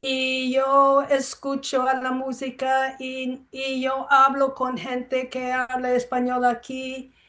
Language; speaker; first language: Spanish; non-native, fluent; English